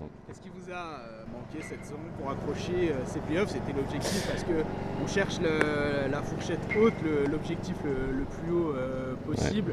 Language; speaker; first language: French; native; French